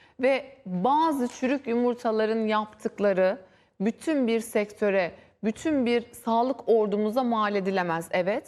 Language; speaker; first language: Turkish; native; Turkish